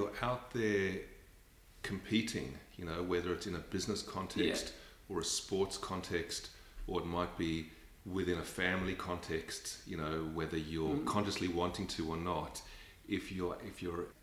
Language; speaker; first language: English; native; English